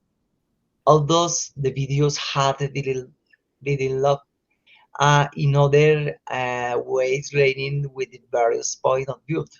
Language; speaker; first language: English; non-native, learner; Spanish